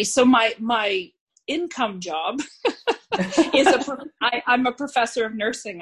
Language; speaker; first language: English; native; English